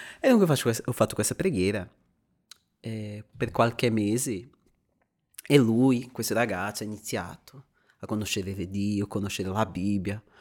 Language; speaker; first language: Italian; non-native, fluent; Portuguese